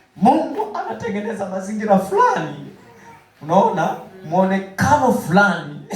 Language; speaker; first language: Swahili; native; Swahili